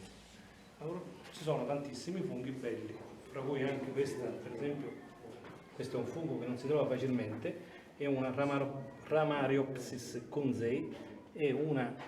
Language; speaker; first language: Italian; native; Italian